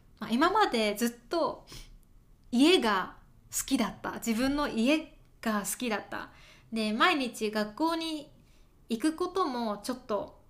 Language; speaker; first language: Japanese; native; Japanese